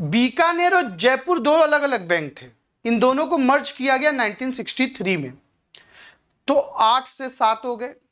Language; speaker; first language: Hindi; native; Hindi